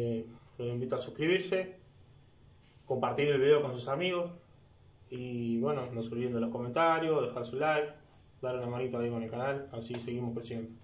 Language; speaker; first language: Spanish; native; Spanish